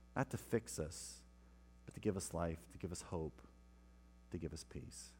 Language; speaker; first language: English; native; English